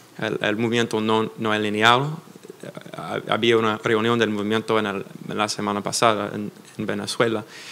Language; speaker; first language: Spanish; non-native, fluent; English